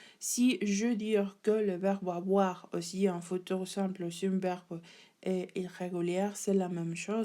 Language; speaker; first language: French; non-native, learner; Spanish